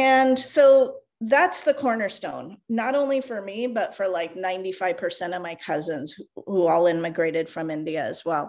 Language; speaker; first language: English; non-native, local second language; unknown